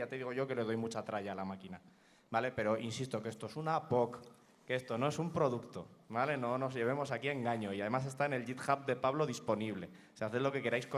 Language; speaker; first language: Spanish; native; Spanish